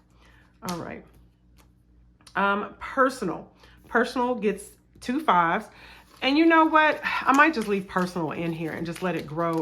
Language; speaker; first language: English; native; English